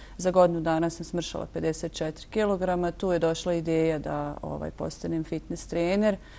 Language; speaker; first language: Croatian; native; Croatian